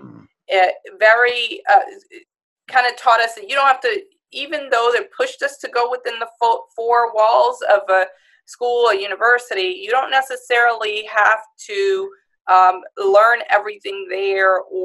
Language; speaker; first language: English; native; English